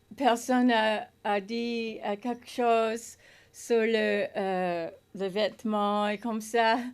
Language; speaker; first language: French; non-native, learner; English